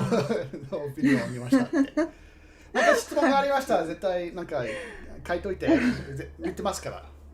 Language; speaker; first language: Japanese; non-native, fluent; English